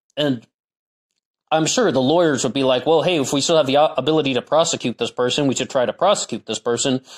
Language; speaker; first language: English; native; English